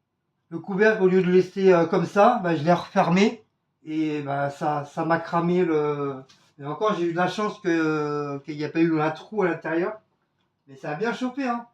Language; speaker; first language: French; native; French